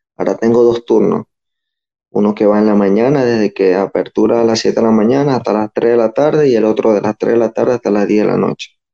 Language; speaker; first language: Spanish; native; Spanish